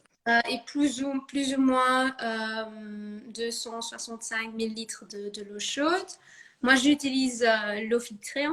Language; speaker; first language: French; non-native, fluent; Dutch